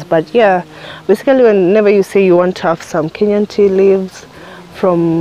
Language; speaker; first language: English; non-native, local second language; Kikuyu